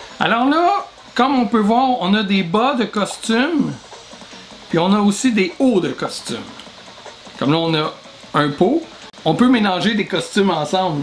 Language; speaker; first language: French; native; French